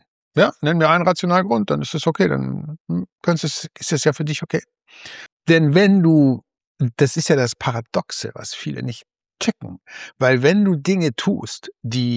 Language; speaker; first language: German; native; German